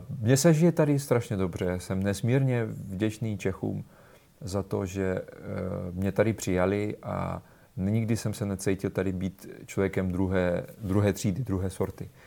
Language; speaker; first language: Czech; non-native, fluent; Russian